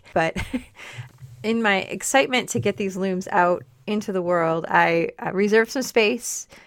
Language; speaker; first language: English; native; English